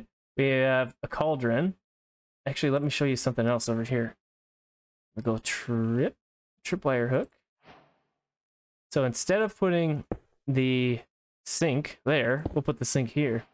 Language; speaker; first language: English; native; English